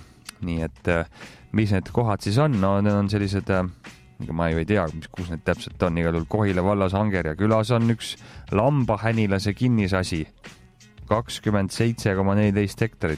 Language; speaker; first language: Estonian; native; Estonian